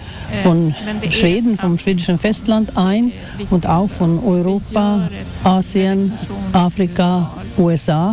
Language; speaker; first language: German; non-native, fluent; Swedish